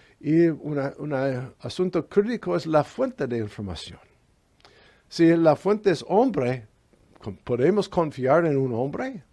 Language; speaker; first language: Spanish; non-native, fluent; English